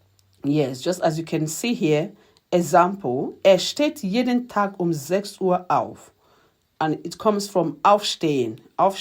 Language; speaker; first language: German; non-native, fluent; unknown